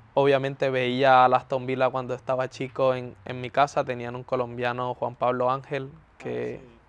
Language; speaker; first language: Spanish; native; Spanish